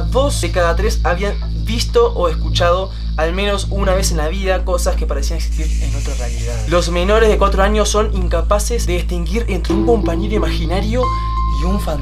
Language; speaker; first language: Spanish; native; Spanish